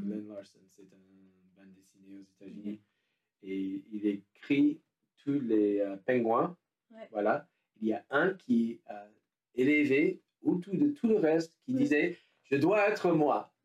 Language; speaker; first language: French; non-native, learner; English